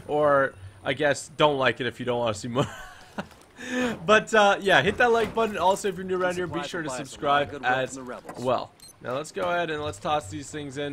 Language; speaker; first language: English; native; English